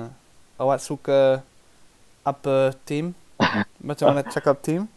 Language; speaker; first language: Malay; non-native, learner; English